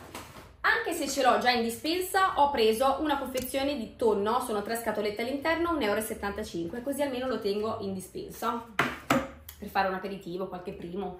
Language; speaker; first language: Italian; native; Italian